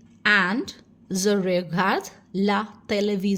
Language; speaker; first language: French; non-native, fluent; Hindi